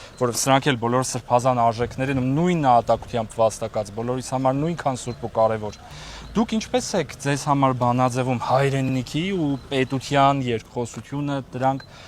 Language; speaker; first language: Armenian; native; Armenian